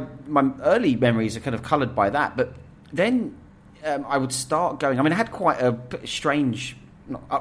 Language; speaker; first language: English; native; English